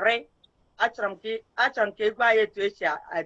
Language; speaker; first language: Igbo; native; Igbo